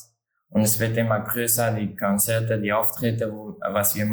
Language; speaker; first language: German; non-native, learner; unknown